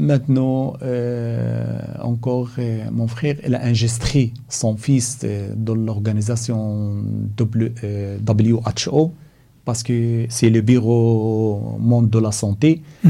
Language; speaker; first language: French; non-native, fluent; Arabic